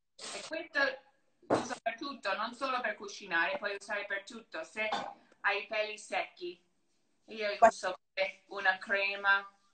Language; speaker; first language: Italian; non-native, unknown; English